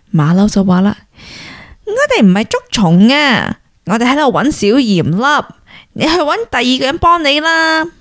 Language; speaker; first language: Cantonese; early bilingual, heritage; Cantonese